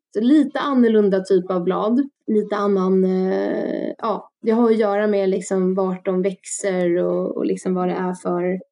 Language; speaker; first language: Swedish; early bilingual, other home language; Russian